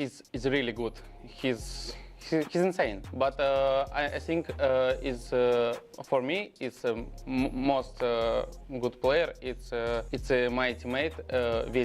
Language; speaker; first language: English; non-native, learner; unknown